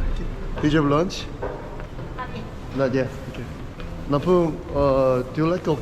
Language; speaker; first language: English; non-native, learner; Korean